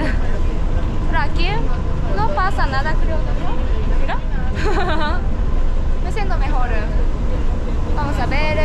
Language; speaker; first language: Spanish; non-native, learner; Japanese